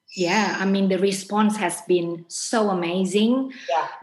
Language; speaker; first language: English; non-native, fluent; Indonesian